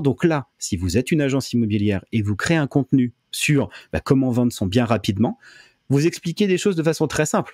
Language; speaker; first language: French; native; French